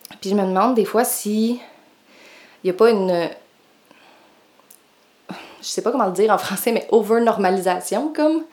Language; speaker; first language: French; native; French